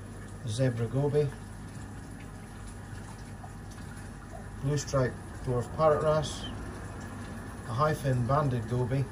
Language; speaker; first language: English; native; English